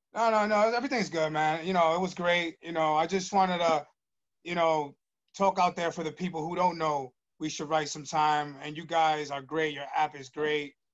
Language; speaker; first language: English; early bilingual, other home language; Spanish